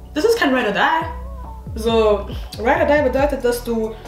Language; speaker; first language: German; native; German